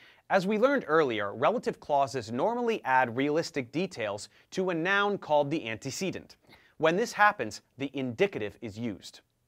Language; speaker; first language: English; native; English